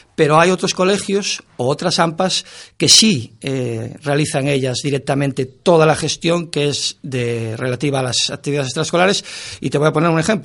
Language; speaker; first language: Spanish; native; Spanish